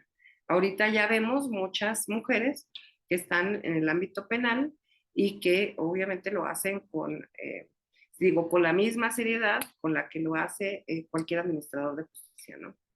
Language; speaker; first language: Spanish; native; Spanish